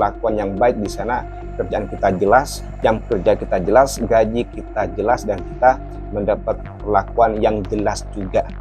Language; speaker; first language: Indonesian; native; Indonesian